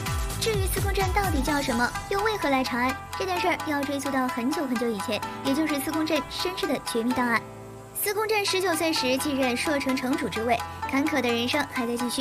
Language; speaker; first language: Chinese; native; Chinese